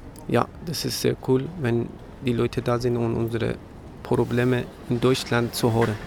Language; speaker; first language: German; non-native, learner; Persian